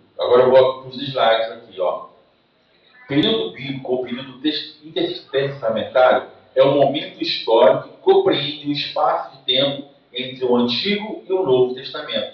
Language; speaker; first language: Portuguese; native; Portuguese